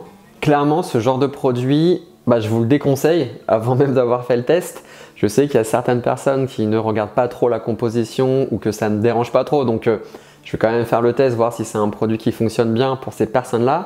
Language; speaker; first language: French; native; French